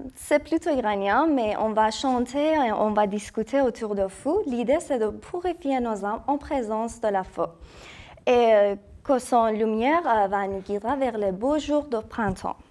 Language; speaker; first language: French; non-native, fluent; Persian